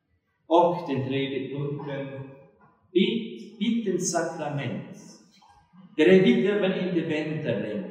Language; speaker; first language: Swedish; non-native, fluent; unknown